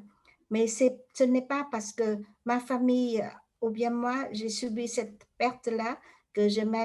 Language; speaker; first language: French; non-native, fluent; Vietnamese